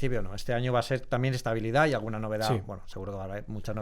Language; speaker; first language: Spanish; native; Spanish